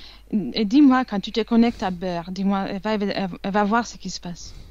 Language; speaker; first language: French; non-native, fluent; Italian